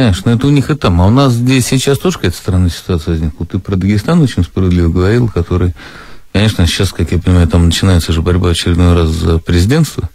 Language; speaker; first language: Russian; native; Russian